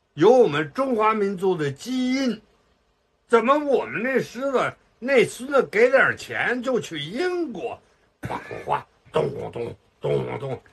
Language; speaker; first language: Chinese; native; Chinese